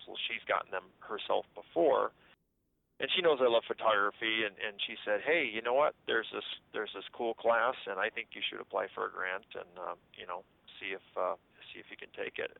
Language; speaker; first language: English; native; English